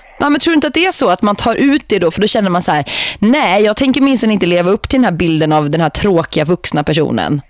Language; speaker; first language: Swedish; native; Swedish